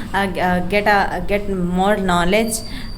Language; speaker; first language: English; non-native, learner; Hindi